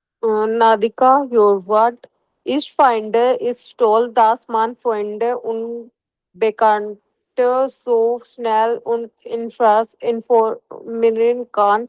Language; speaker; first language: German; non-native, learner; Hindi